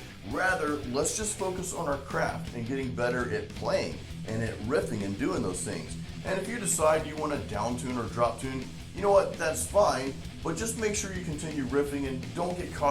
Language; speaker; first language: English; native; English